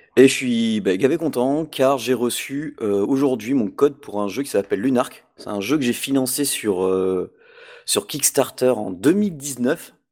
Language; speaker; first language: French; native; French